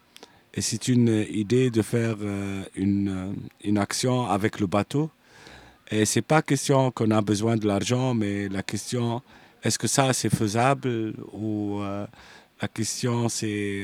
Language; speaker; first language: French; non-native, local second language; Arabic